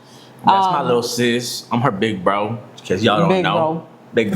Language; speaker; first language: English; native; English